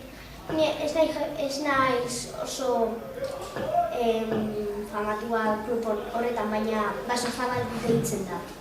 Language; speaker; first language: Basque; non-native, local second language; Spanish